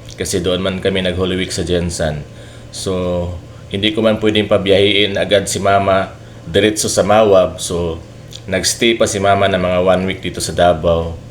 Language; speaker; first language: Filipino; non-native, local second language; Cebuano